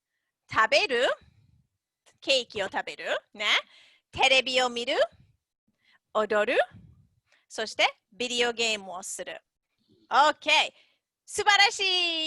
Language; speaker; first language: Japanese; non-native, fluent; English